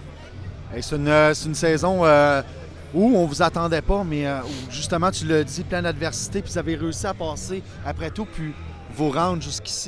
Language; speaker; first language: French; native; French